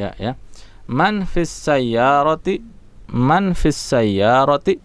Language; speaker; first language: Arabic; non-native, fluent; Indonesian